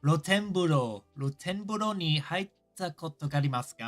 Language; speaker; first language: Japanese; non-native, learner; English